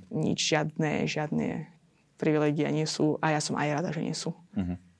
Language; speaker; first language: Slovak; non-native, fluent; Azerbaijani